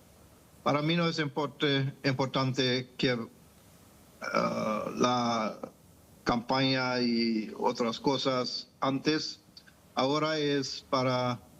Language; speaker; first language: Spanish; non-native, fluent; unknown